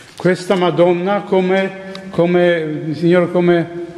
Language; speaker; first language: Italian; non-native, learner; Polish